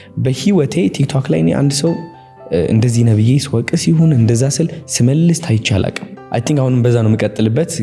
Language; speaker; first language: Amharic; early bilingual, heritage; Amharic